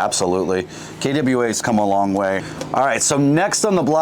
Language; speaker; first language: English; native; English